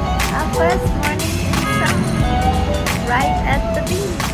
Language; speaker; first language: English; non-native, fluent; German